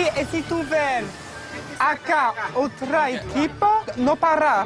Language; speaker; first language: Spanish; non-native, learner; French